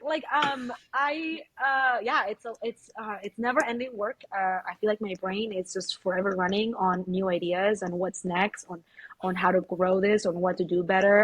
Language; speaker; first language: English; early bilingual, other home language; Spanish